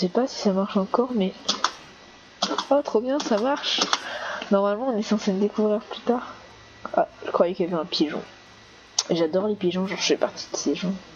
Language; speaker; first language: French; native; French